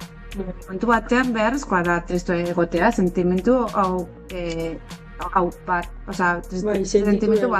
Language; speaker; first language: Basque; non-native, learner; Spanish